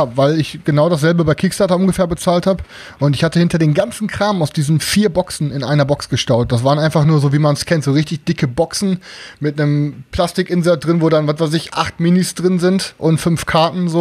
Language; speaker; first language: German; native; German